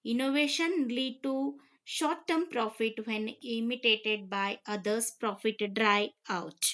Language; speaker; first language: English; non-native, local second language; Kannada